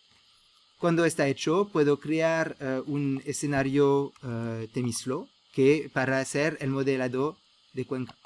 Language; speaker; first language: Spanish; non-native, fluent; French